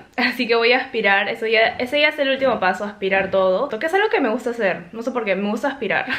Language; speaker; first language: Spanish; native; Spanish